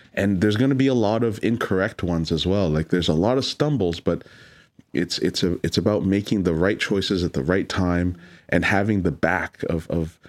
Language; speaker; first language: English; native; English